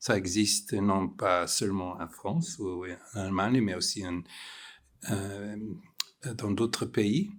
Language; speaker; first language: French; non-native, fluent; German